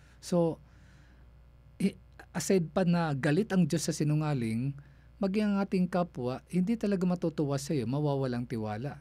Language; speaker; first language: Filipino; non-native, local second language; Cebuano